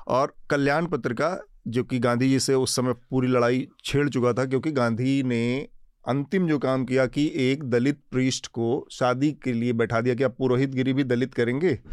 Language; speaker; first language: Hindi; native; Hindi